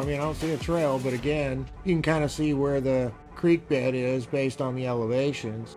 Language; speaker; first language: English; native; English